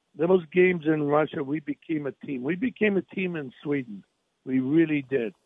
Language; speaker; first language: English; native; English